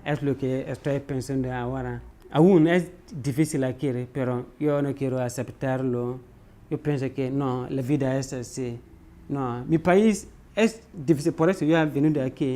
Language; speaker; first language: Spanish; non-native, learner; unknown